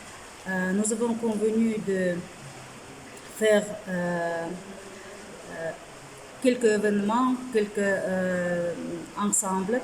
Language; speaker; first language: French; non-native, fluent; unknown